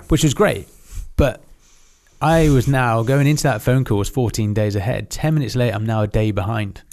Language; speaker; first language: English; native; English